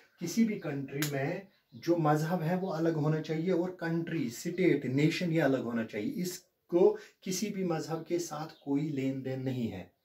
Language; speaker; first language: Hindi; non-native, local second language; Kashmiri